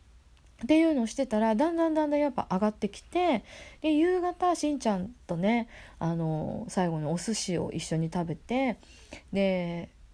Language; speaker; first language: Japanese; native; Japanese